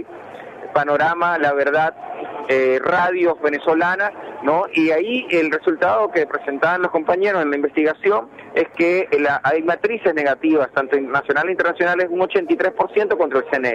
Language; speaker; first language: Spanish; native; Spanish